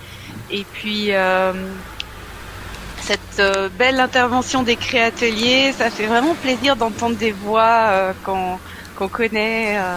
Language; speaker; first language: French; native; French